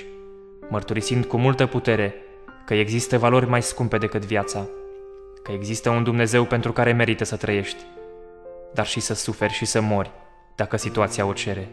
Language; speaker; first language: Romanian; native; Romanian